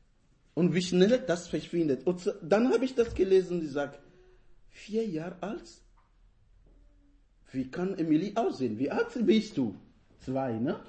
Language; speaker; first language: German; non-native, fluent; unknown